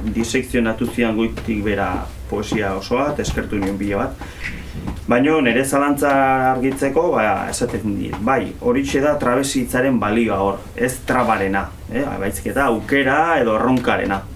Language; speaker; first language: Basque; native; Basque